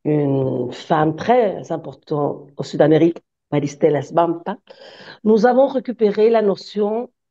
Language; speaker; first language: French; non-native, fluent; Spanish